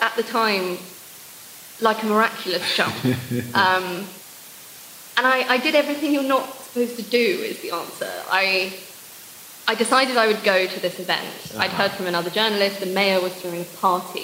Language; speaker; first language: English; native; English